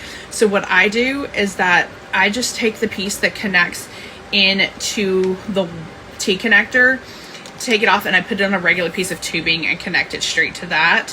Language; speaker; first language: English; native; English